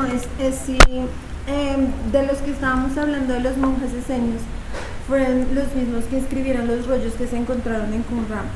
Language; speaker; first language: Spanish; native; Spanish